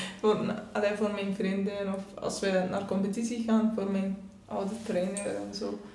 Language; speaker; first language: Dutch; non-native, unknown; Persian